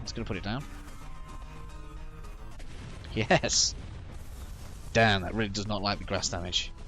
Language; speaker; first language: English; native; English